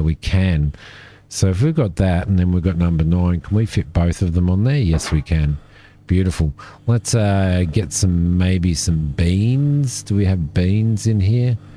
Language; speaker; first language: English; native; English